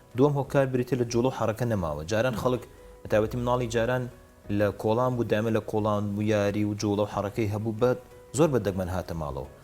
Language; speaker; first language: Central Kurdish; native; Central Kurdish